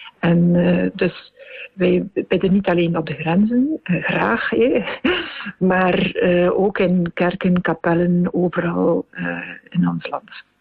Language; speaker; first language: Dutch; native; Dutch